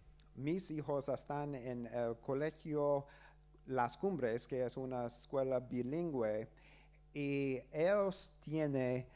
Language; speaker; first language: Spanish; non-native, learner; English